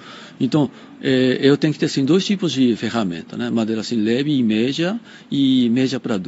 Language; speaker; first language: Portuguese; non-native, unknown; Japanese